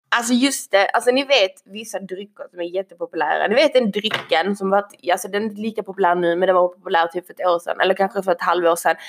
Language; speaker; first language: Swedish; native; Swedish